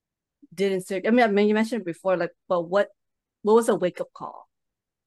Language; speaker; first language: English; native; English